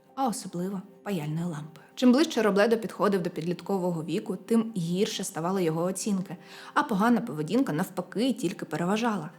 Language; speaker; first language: Ukrainian; non-native, local second language; Russian